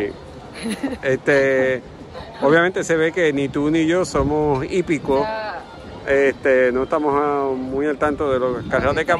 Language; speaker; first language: Spanish; native; Spanish